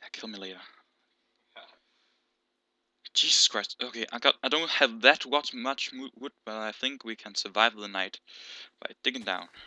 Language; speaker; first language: English; non-native, learner; Danish